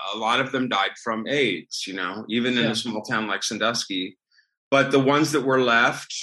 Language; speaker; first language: English; native; English